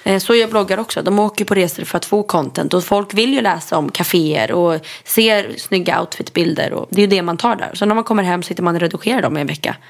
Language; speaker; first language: Swedish; native; Swedish